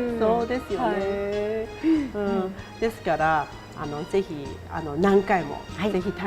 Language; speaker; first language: Japanese; non-native, fluent; Chinese